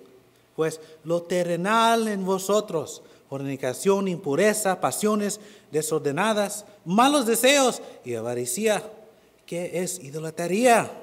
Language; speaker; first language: Spanish; non-native, fluent; English